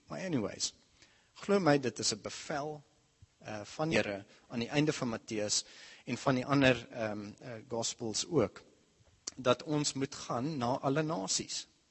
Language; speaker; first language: Afrikaans; non-native, local second language; English